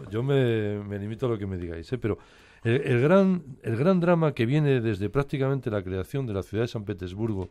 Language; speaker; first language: Spanish; native; Spanish